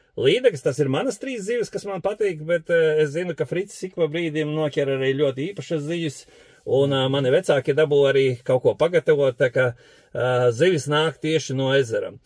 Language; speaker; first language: Latvian; native; Latvian